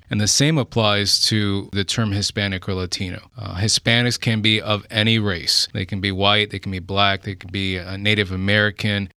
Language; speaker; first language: English; early bilingual, other home language; Spanish